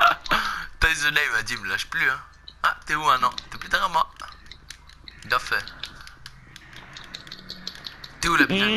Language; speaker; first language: French; native; French